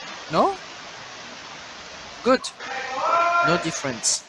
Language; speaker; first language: English; non-native, learner; French